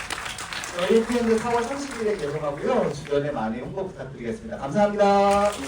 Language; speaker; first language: Korean; native; Korean